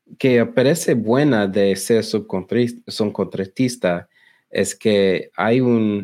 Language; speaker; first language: Spanish; non-native, learner; English